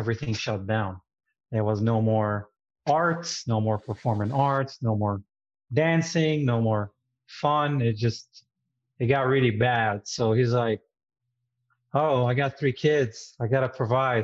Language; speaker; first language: English; non-native, fluent; Arabic